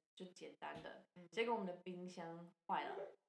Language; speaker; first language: Chinese; non-native, fluent; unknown